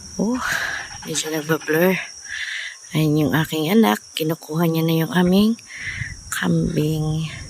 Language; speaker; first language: Filipino; non-native, local second language; Cebuano